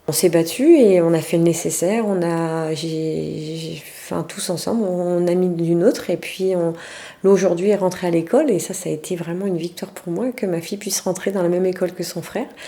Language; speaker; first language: French; native; French